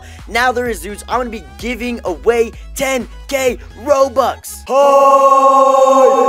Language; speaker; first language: English; native; English